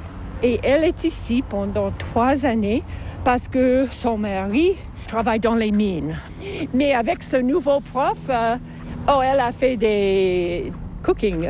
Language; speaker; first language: French; non-native, local second language; English